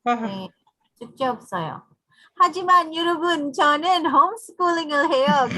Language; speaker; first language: Korean; non-native, learner; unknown